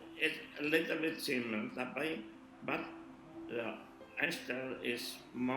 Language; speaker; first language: English; non-native, learner; Indonesian